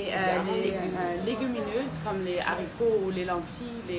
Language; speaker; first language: French; non-native, fluent; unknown